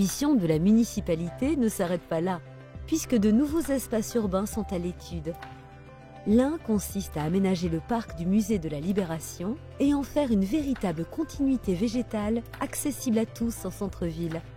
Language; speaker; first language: French; native; French